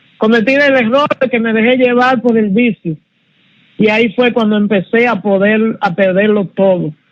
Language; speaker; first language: Spanish; native; Spanish